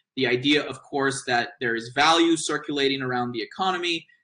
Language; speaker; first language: English; native; English